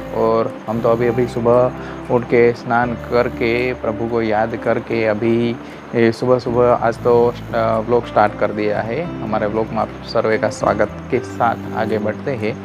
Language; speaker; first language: Hindi; non-native, local second language; Gujarati